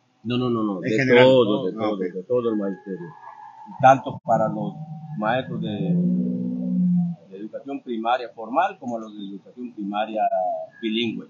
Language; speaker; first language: Spanish; native; Spanish